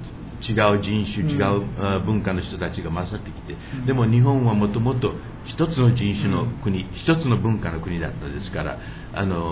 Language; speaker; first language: Japanese; early bilingual, heritage; English